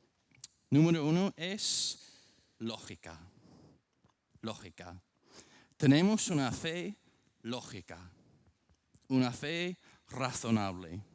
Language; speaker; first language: Spanish; non-native, fluent; English